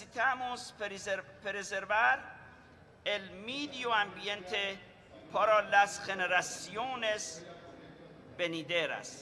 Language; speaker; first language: Spanish; non-native, fluent; Persian